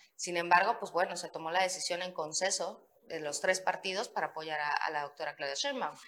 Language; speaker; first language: Spanish; native; Spanish